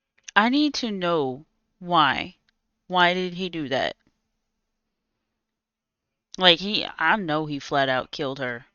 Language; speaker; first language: English; native; English